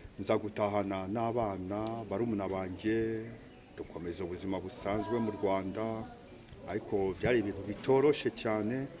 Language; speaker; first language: Kinyarwanda; early bilingual, heritage; Kinyarwanda